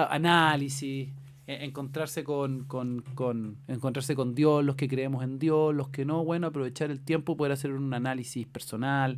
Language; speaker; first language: Spanish; native; Spanish